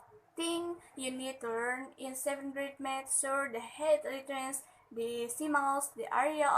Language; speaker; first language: English; non-native, learner; Indonesian